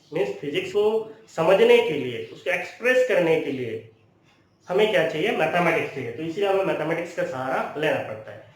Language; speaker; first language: Hindi; non-native, local second language; Bangla